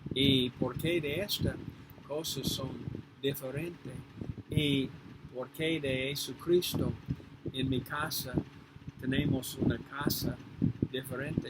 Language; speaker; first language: Spanish; non-native, fluent; English